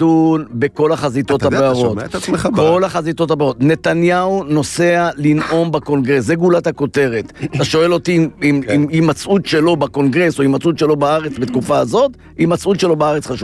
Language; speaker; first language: Hebrew; native; Hebrew